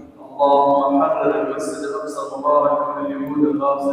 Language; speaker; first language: Arabic; native; Arabic